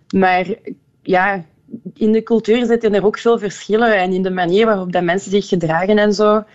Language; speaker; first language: Dutch; non-native, local second language; French